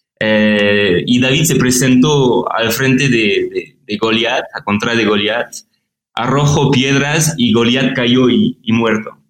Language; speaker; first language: Spanish; non-native, fluent; French